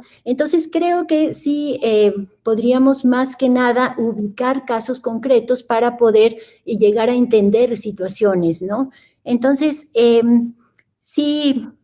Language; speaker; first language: Spanish; native; Spanish